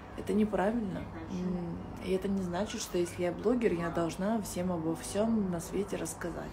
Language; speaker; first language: Russian; native; Russian